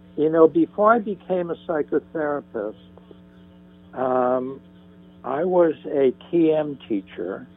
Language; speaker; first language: English; native; English